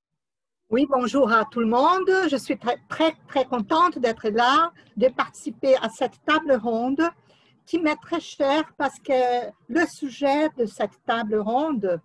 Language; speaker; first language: French; non-native, fluent; Portuguese